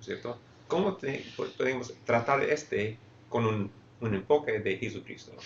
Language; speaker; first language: Spanish; non-native, fluent; English